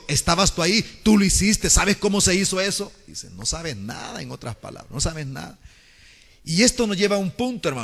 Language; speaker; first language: Spanish; native; Spanish